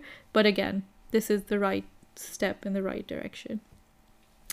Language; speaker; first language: English; non-native, local second language; Urdu